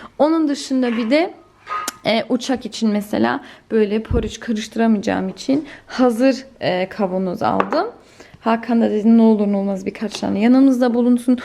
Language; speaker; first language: Turkish; early bilingual, heritage; Turkish